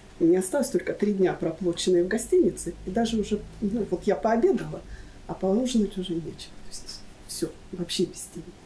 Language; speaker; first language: Russian; native; Russian